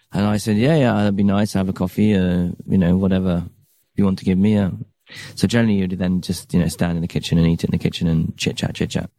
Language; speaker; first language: English; native; English